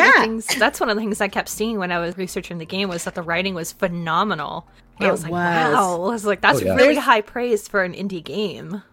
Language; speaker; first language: English; native; English